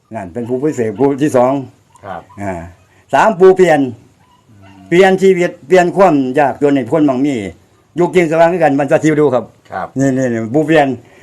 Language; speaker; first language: Thai; native; Thai